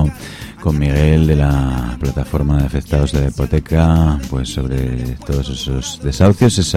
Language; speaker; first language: Spanish; native; Spanish